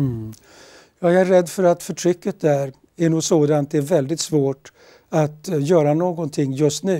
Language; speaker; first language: Swedish; native; Swedish